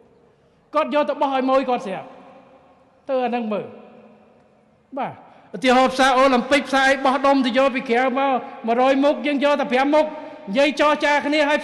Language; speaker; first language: Khmer; native; Khmer